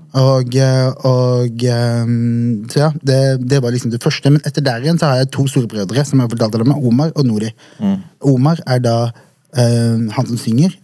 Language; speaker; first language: Norwegian; early bilingual, other home language; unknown